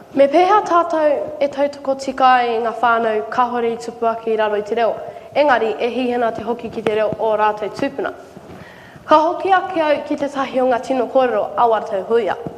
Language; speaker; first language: Māori; native; Māori